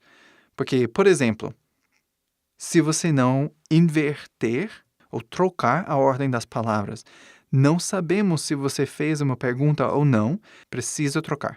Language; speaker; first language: Portuguese; non-native, fluent; English